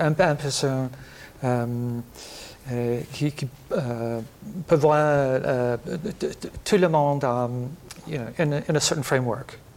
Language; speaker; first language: French; non-native, learner; English